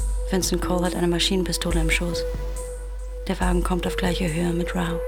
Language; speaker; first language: German; native; German